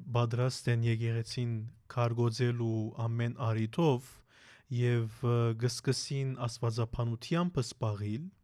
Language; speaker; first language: Armenian; early bilingual, heritage; Armenian